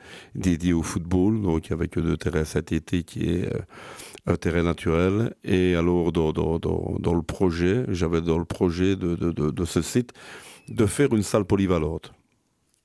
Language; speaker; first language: French; native; French